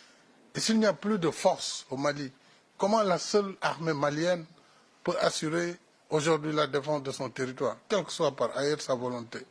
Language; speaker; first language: French; non-native, local second language; Wolof